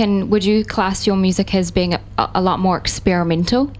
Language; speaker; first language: English; native; English